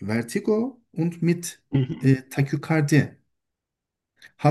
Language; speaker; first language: German; non-native, learner; Turkish